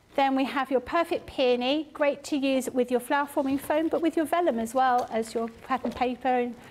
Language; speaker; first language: English; native; English